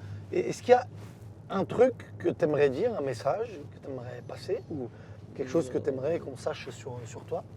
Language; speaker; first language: French; native; French